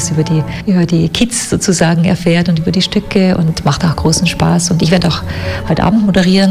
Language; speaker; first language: German; native; German